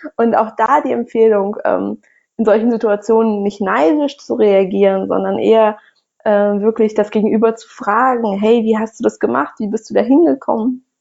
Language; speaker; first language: German; non-native, fluent; Russian